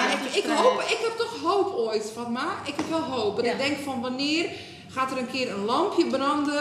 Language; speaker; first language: Dutch; native; Dutch